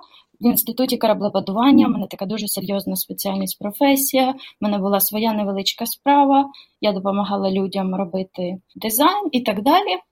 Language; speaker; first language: Ukrainian; native; Ukrainian